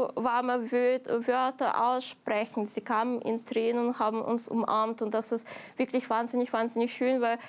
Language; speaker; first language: German; non-native, fluent; Ukrainian